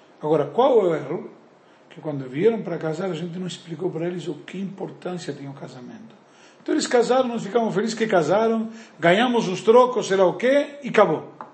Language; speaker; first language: Portuguese; native; Portuguese